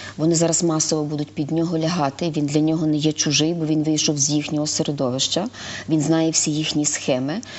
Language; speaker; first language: Ukrainian; native; Ukrainian